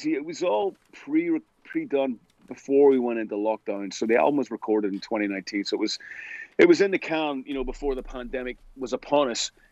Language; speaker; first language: English; native; English